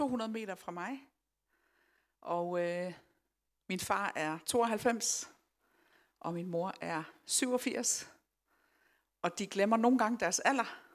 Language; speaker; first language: Danish; early bilingual, other home language; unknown